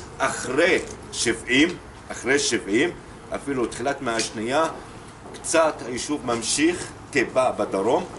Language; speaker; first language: Hebrew; non-native, local second language; Arabic